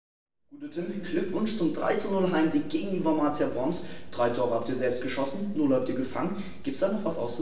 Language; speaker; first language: German; native; German